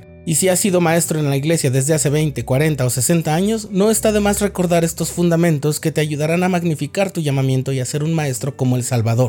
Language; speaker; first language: Spanish; native; Spanish